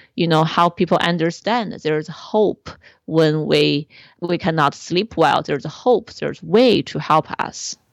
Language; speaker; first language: English; non-native, fluent; Chinese